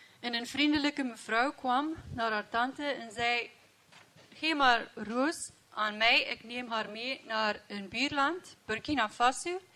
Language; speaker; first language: Dutch; non-native, learner; English